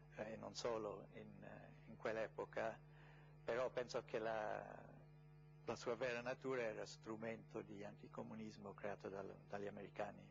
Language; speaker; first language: Italian; non-native, fluent; English